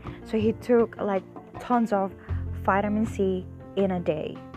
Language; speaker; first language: English; non-native, fluent; Indonesian